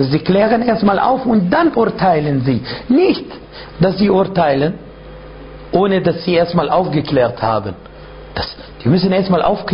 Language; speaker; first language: German; non-native, fluent; Arabic